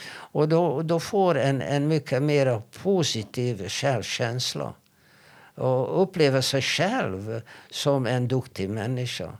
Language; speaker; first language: Swedish; non-native, fluent; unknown